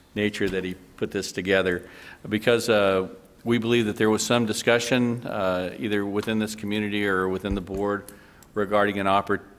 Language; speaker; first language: English; native; English